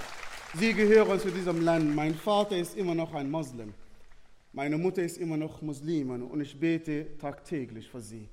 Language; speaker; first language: German; non-native, fluent; Arabic